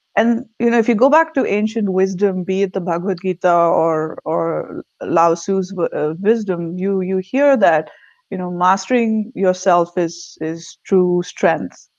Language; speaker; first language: English; non-native, local second language; Tamil